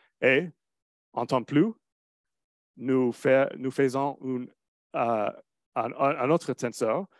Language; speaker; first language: French; non-native, learner; English